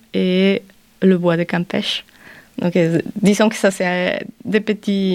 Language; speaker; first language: French; non-native, fluent; Spanish